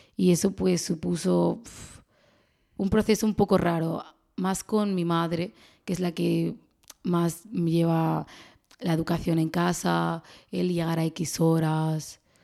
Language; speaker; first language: Spanish; early bilingual, other home language; Arabic